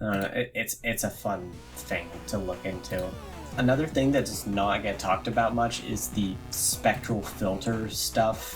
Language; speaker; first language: English; native; English